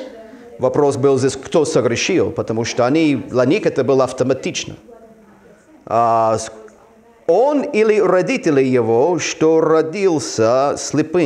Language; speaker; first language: Russian; non-native, fluent; English